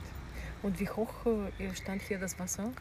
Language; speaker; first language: German; native; German